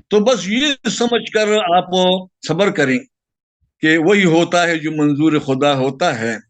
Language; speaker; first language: Urdu; non-native, local second language; Pashto